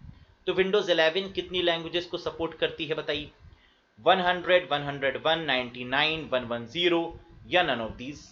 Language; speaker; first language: Hindi; native; Hindi